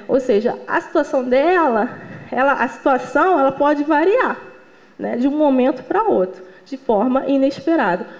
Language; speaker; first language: Portuguese; native; Portuguese